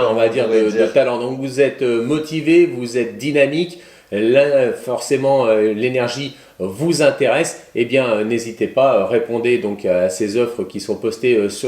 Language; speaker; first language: French; native; French